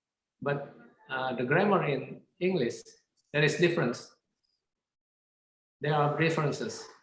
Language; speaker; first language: English; non-native, fluent; Indonesian